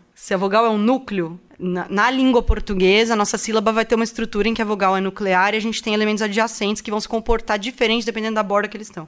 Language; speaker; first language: Portuguese; native; Portuguese